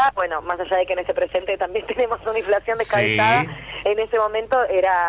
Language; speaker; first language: Spanish; native; Spanish